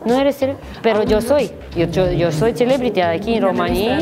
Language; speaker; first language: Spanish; non-native, learner; Romanian